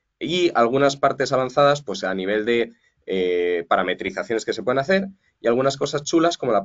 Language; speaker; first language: Spanish; native; Spanish